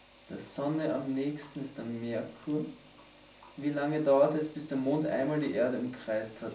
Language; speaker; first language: German; native; German